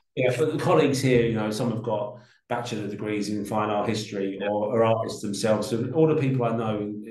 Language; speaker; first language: English; native; English